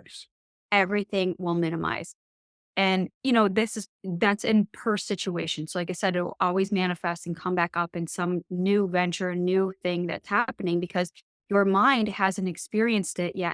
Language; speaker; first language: English; native; English